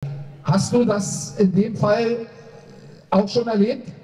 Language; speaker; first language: German; native; German